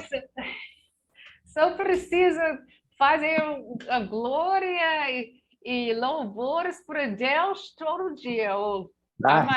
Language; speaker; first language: Portuguese; non-native, learner; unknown